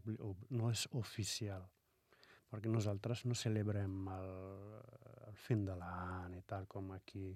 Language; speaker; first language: Catalan; non-native, fluent; Arabic